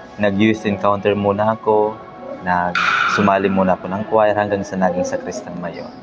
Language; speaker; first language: Filipino; non-native, local second language; Bikol